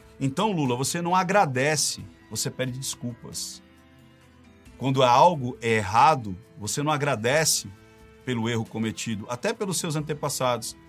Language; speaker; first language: Portuguese; native; Portuguese